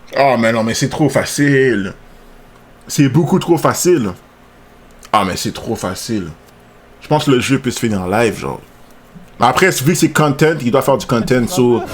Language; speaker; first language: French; native; French